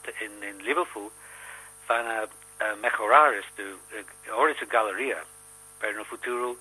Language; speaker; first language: Spanish; non-native, learner; English